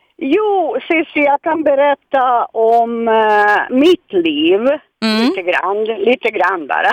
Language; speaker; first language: Swedish; non-native, fluent; Serbian